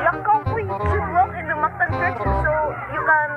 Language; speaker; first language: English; non-native, local second language; Cebuano